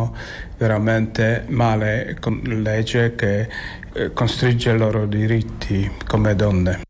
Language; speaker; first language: Italian; non-native, fluent; Polish